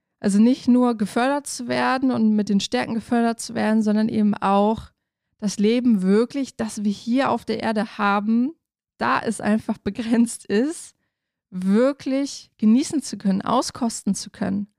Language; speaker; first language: German; native; German